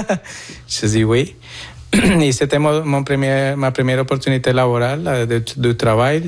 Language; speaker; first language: French; non-native, fluent; Spanish